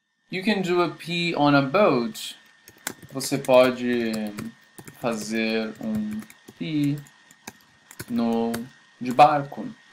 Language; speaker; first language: Portuguese; native; Portuguese